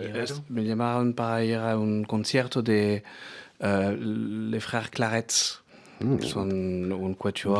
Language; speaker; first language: Spanish; non-native, learner; French